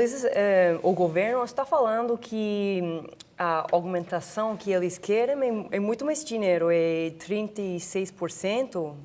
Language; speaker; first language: Portuguese; non-native, fluent; English